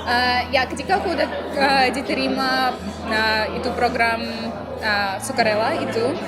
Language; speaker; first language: Indonesian; non-native, fluent; Russian